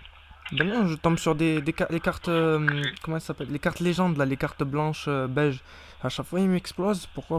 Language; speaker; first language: French; native; French